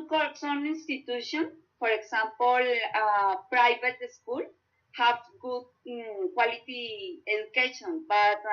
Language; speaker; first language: English; non-native, learner; Spanish